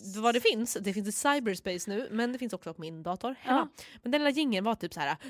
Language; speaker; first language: Swedish; native; Swedish